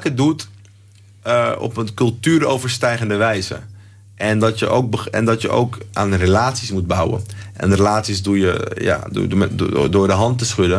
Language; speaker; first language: Dutch; native; Dutch